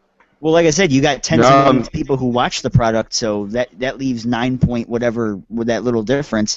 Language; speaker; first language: English; native; English